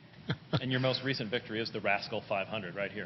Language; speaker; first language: English; native; English